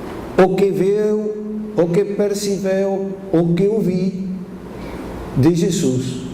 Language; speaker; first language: Portuguese; non-native, fluent; Spanish